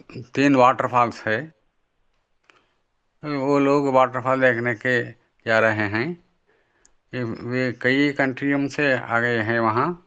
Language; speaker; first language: Hindi; non-native, local second language; Telugu